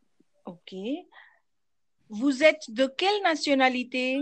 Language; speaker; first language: French; non-native, learner; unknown